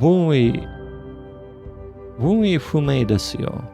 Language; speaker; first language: Japanese; non-native, learner; English